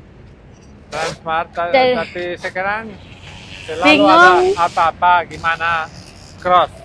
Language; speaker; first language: Indonesian; non-native, learner; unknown